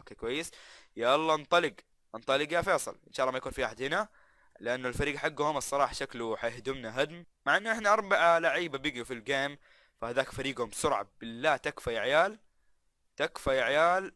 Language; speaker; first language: Arabic; native; Arabic